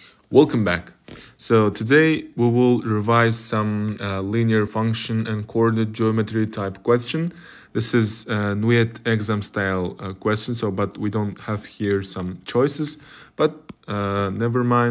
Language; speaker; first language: English; non-native, fluent; Kazakh